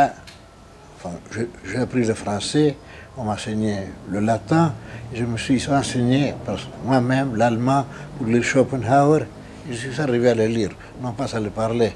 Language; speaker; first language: French; non-native, fluent; Spanish